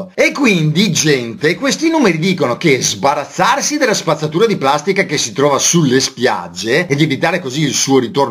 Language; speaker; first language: Italian; native; Italian